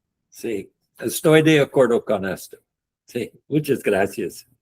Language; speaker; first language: Spanish; non-native, learner; English